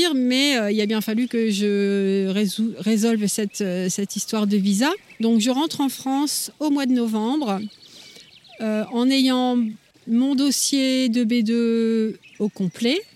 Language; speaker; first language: French; native; French